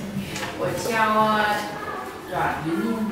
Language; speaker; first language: Chinese; non-native, learner; Vietnamese